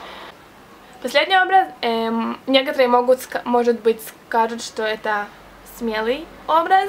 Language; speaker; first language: Russian; early bilingual, heritage; Russian